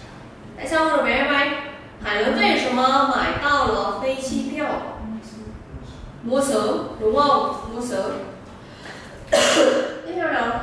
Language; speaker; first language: Chinese; non-native, fluent; Vietnamese